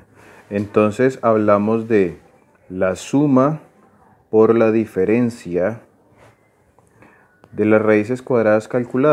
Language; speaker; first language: Spanish; native; Spanish